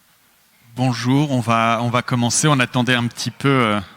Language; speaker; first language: French; native; French